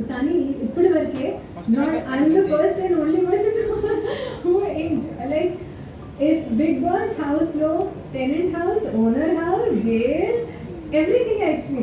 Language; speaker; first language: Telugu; non-native, learner; Hindi